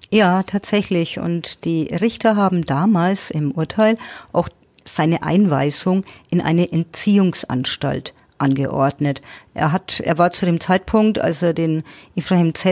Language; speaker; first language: German; native; German